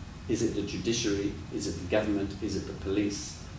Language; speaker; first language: English; native; English